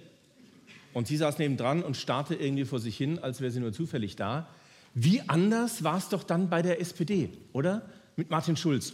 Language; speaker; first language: German; native; German